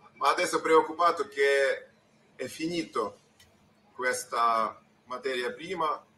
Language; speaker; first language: Italian; non-native, learner; Ukrainian